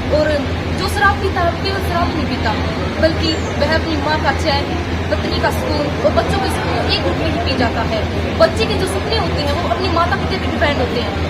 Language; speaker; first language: Hindi; native; Hindi